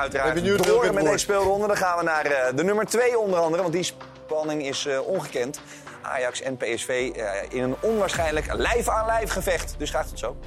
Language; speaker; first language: Dutch; native; Dutch